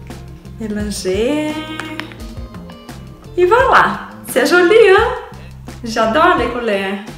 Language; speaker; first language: French; non-native, fluent; Portuguese